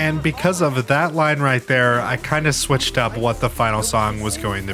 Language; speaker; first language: English; native; English